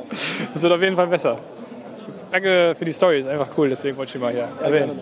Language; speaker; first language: German; native; German